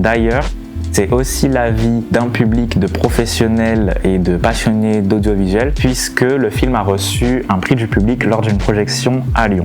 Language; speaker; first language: French; native; French